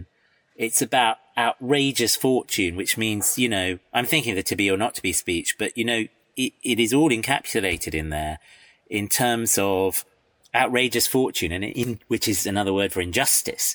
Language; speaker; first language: English; native; English